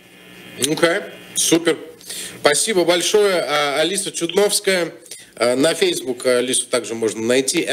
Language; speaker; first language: Russian; native; Russian